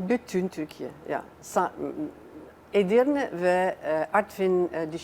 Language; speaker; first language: Turkish; non-native, learner; Dutch